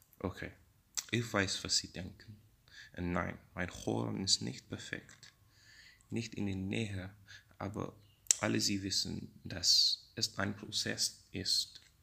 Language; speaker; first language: German; non-native, learner; English